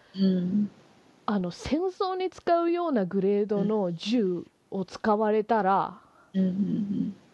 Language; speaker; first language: Japanese; native; Japanese